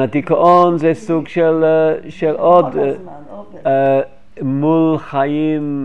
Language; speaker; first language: Hebrew; non-native, fluent; English